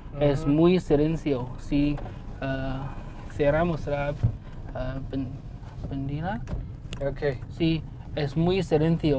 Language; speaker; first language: Spanish; non-native, learner; Chinese